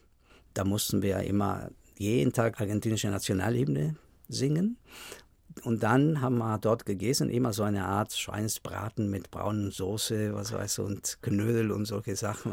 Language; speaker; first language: German; non-native, fluent; Spanish